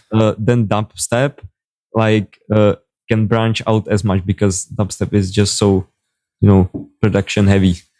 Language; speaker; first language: English; non-native, fluent; Czech